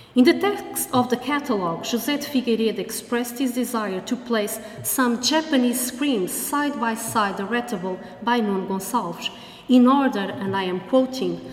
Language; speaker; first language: English; non-native, fluent; Portuguese